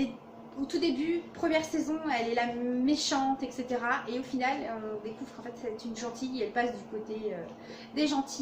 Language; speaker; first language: French; native; French